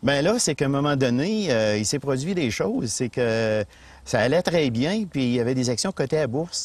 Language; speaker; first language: French; native; French